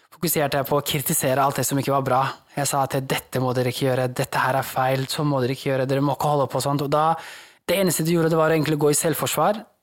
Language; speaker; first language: Norwegian; early bilingual, other home language; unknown